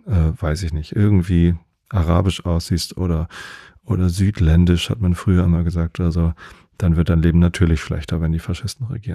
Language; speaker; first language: German; native; German